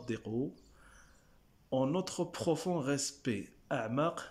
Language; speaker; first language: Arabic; native; Arabic